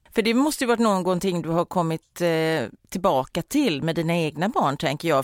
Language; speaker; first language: Swedish; native; Swedish